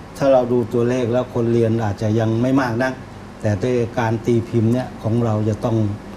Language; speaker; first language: Thai; native; Thai